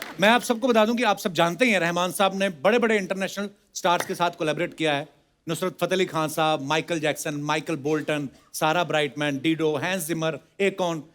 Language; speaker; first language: Hindi; non-native, local second language; Punjabi